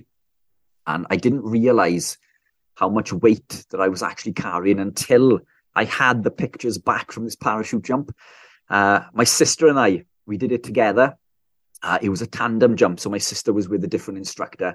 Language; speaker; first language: English; native; English